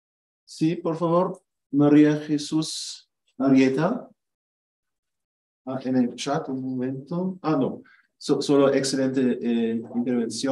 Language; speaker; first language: Spanish; non-native, fluent; German